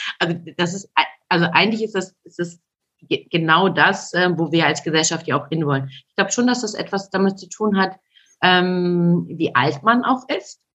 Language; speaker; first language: German; early bilingual, other home language; Turkish